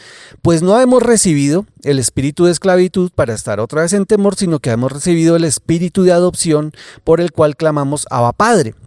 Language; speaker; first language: Spanish; native; Spanish